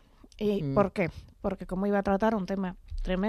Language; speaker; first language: Spanish; native; Spanish